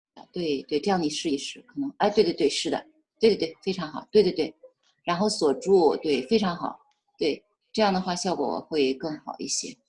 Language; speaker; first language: Chinese; native; Chinese